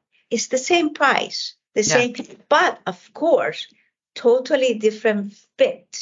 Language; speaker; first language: English; non-native, fluent; Persian